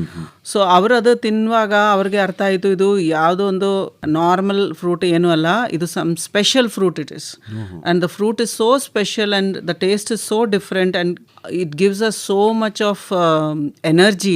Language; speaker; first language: Kannada; non-native, local second language; Malayalam